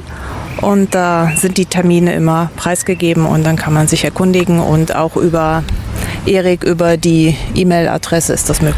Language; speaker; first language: German; native; German